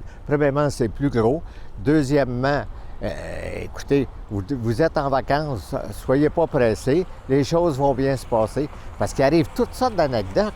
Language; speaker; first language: French; native; French